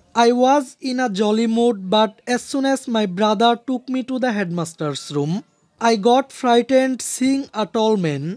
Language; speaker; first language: English; non-native, local second language; Bangla